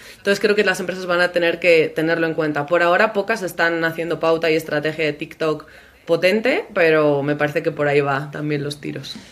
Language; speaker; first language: Spanish; native; Spanish